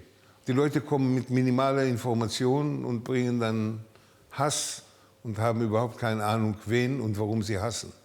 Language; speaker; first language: German; early bilingual, heritage; German